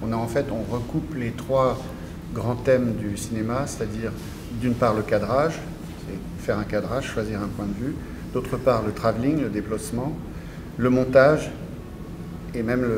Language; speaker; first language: French; native; French